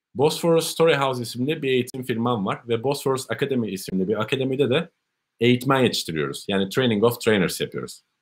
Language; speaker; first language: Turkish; native; Turkish